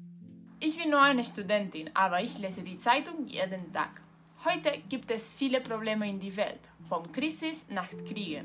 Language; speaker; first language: German; non-native, learner; Spanish